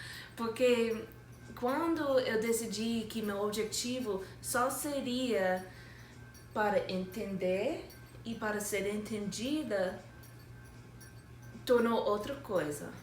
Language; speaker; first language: Portuguese; non-native, fluent; English